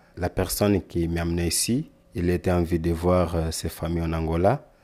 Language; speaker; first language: French; non-native, learner; Lingala